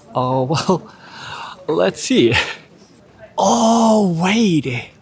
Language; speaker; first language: English; non-native, fluent; Japanese